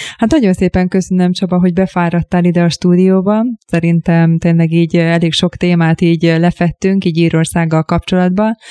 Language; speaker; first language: Hungarian; native; Hungarian